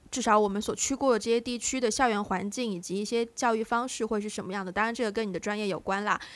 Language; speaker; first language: Chinese; native; Chinese